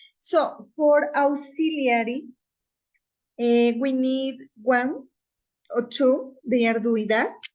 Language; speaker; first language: English; non-native, fluent; Spanish